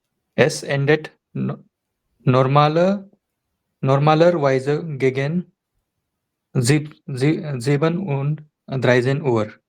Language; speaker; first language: German; non-native, learner; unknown